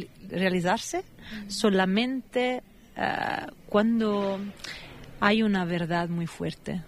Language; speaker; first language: Spanish; non-native, fluent; Italian